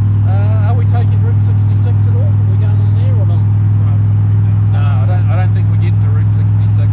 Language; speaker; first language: English; native; English